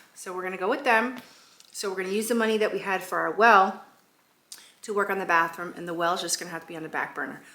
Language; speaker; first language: English; native; English